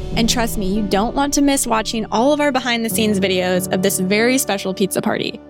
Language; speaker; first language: English; native; English